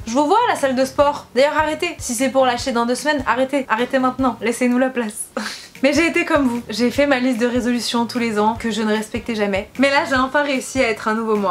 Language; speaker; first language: French; native; French